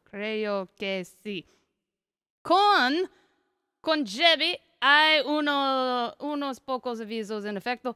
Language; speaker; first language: Spanish; non-native, learner; English